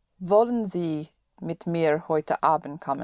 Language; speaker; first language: German; non-native, learner; English